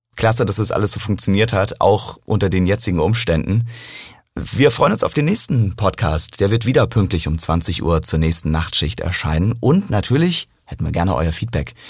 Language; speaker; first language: German; native; German